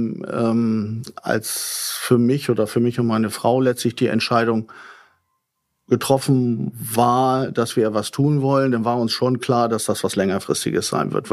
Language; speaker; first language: German; native; German